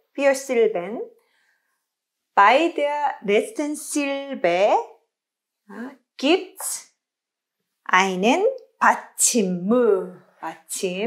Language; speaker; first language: German; non-native, learner; Korean